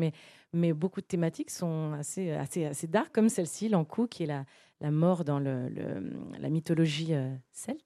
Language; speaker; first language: French; native; French